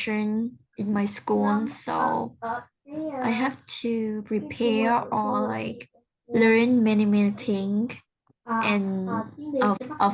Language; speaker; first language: English; non-native, learner; Vietnamese